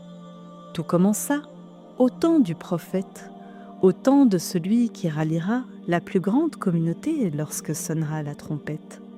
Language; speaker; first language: French; native; French